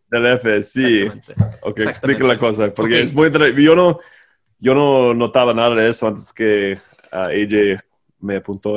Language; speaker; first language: Spanish; non-native, fluent; English